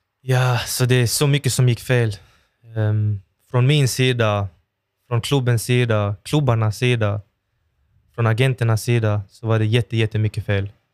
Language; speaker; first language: Swedish; early bilingual, other home language; Persian